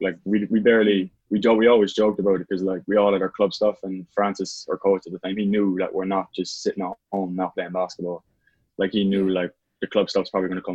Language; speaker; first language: English; native; English